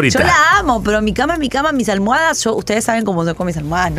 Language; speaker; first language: Spanish; native; Spanish